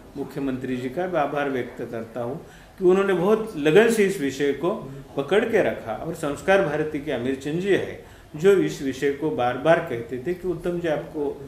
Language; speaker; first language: Hindi; non-native, local second language; Marathi